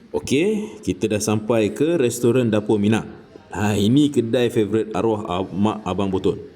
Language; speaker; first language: Malay; native; Malay